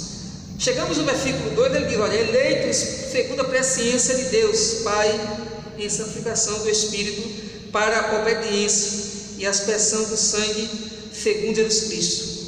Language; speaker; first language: Portuguese; native; Portuguese